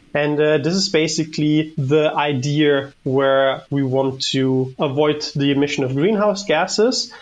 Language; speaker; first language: English; non-native, fluent; German